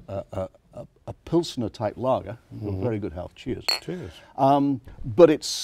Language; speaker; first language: English; native; English